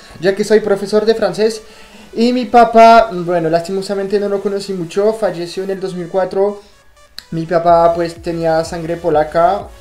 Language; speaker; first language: Spanish; non-native, fluent; French